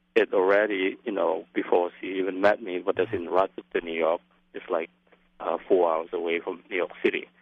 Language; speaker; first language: English; non-native, fluent; Lao